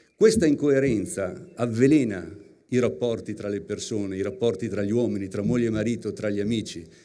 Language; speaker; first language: Italian; native; Italian